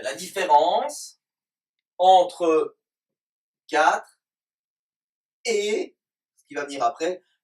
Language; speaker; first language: French; native; French